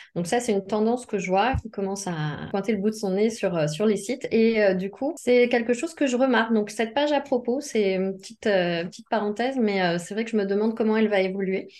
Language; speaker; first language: French; native; French